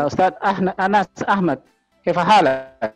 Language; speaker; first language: Arabic; non-native, fluent; Indonesian